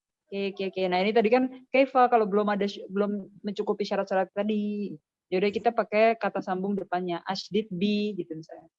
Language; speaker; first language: Indonesian; native; Indonesian